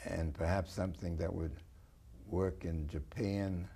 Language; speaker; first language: English; native; English